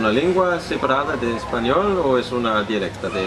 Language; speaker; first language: Spanish; non-native, learner; Danish